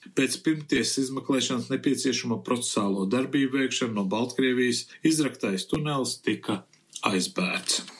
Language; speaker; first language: Latvian; early bilingual, heritage; Latvian